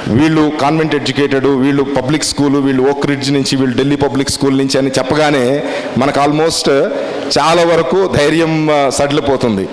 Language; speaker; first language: Telugu; native; Telugu